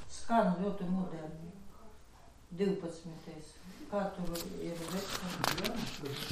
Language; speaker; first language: Latvian; non-native, local second language; Russian